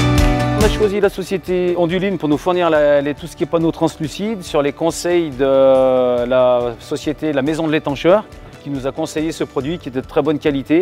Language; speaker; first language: French; native; French